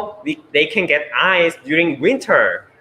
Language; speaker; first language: English; non-native, learner; Korean